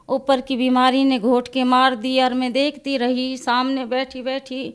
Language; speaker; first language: Hindi; native; Hindi